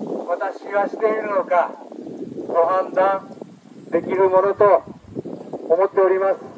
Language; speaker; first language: Japanese; native; Japanese